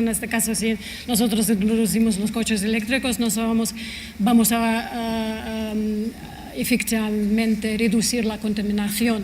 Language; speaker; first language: Spanish; non-native, fluent; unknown